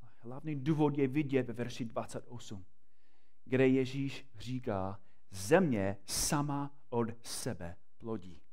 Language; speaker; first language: Czech; non-native, fluent; English